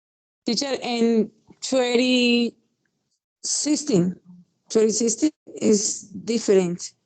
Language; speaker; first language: English; non-native, learner; Spanish